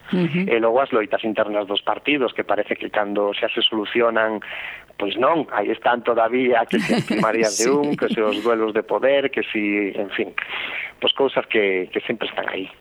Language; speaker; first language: Galician; non-native, local second language; Spanish